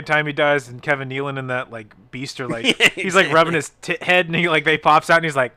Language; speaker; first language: English; native; English